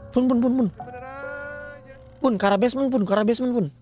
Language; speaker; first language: Indonesian; native; Indonesian